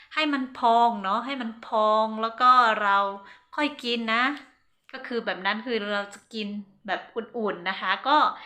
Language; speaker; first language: Thai; non-native, local second language; Hmong